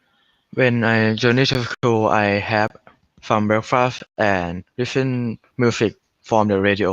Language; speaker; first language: English; non-native, learner; Thai